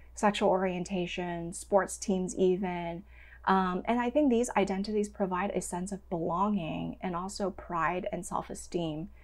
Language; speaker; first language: English; non-native, local second language; Cantonese